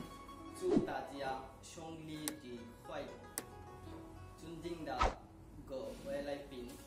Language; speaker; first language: Chinese; non-native, learner; Bangla